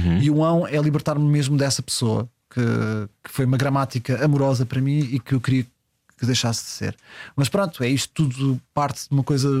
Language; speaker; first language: Portuguese; early bilingual, heritage; Portuguese